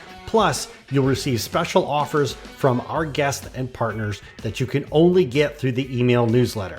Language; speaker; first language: English; native; English